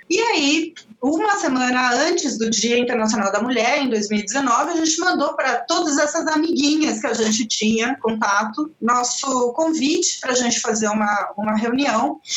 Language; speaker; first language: Portuguese; non-native, fluent; Spanish